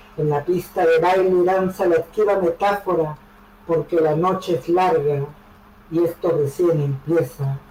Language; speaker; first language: Spanish; native; Spanish